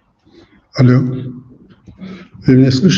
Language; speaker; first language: Russian; non-native, fluent; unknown